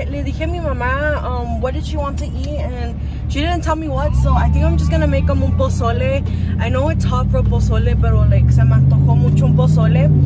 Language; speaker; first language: English; early bilingual, other home language; Spanish